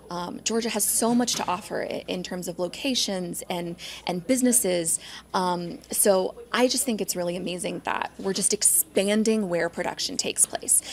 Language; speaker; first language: English; native; English